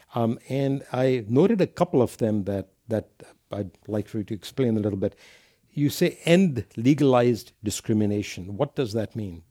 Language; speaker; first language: English; non-native, local second language; Urdu